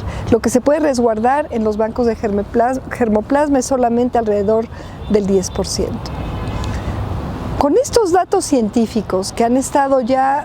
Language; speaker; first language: Spanish; native; Spanish